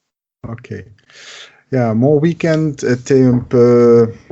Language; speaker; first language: French; non-native, learner; German